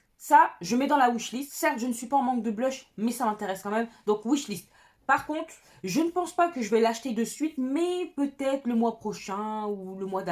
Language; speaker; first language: French; native; French